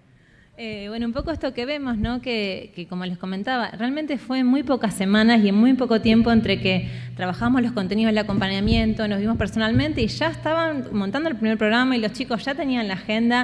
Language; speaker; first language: Spanish; native; Spanish